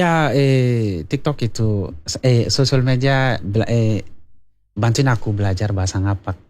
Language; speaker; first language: Indonesian; non-native, learner; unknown